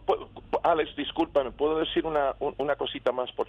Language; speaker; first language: Spanish; early bilingual, other home language; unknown